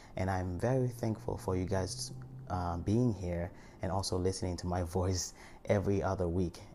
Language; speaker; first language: English; early bilingual, other home language; Haitian Creole